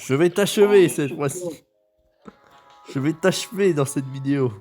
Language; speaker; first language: French; native; French